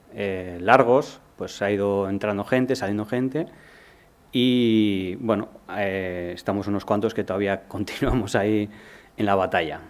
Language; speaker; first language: Spanish; native; Spanish